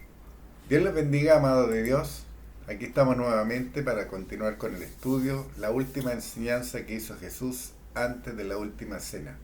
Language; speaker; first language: Spanish; native; Spanish